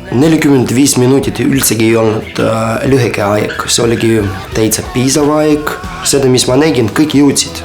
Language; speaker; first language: Estonian; non-native, fluent; Ukrainian